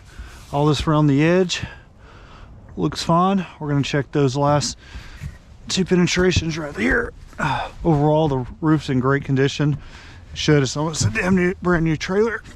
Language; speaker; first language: English; native; English